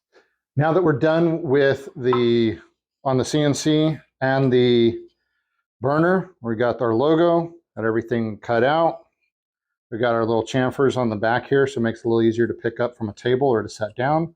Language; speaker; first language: English; native; English